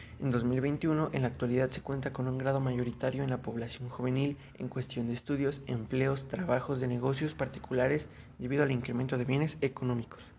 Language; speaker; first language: Spanish; native; Spanish